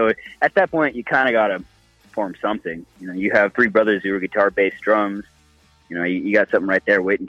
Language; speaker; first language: English; native; English